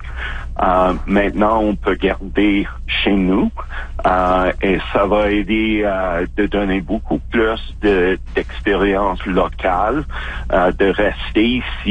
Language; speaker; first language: French; non-native, fluent; English